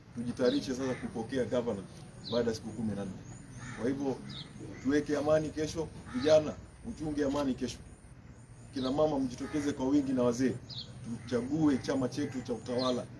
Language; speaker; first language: Swahili; native; Swahili